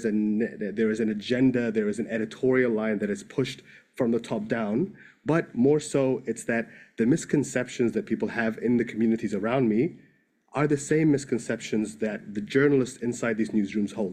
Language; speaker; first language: English; native; English